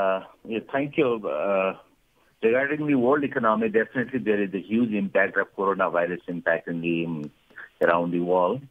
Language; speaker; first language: English; non-native, fluent; Nepali